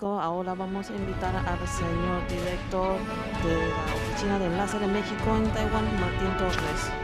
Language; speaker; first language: Spanish; non-native, learner; Chinese